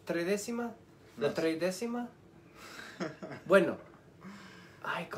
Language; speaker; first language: Spanish; early bilingual, heritage; Spanish